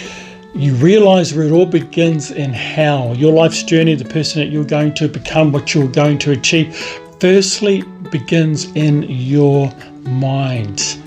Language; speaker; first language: English; native; English